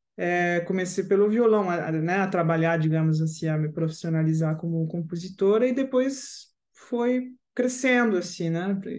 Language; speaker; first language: Portuguese; non-native, fluent; French